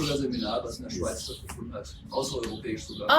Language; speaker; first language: German; native; German